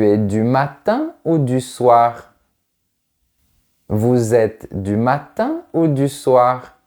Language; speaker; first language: French; native; French